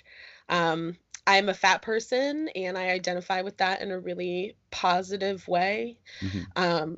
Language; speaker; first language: English; native; English